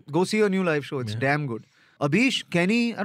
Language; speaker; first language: English; non-native, local second language; Hindi